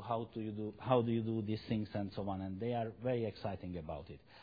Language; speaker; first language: English; non-native, fluent; Hungarian